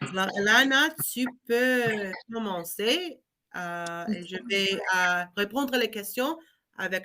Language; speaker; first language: French; non-native, learner; English